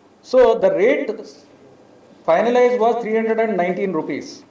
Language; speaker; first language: English; non-native, local second language; Telugu